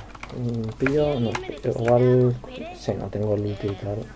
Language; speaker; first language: Spanish; native; Spanish